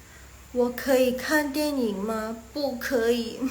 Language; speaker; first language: Chinese; non-native, fluent; Indonesian